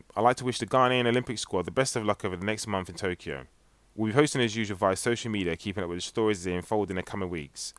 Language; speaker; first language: English; native; English